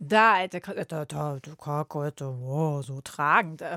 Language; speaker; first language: Russian; non-native, learner; German